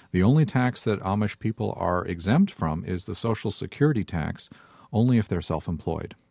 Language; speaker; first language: English; native; English